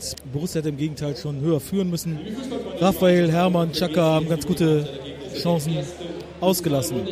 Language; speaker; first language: German; native; German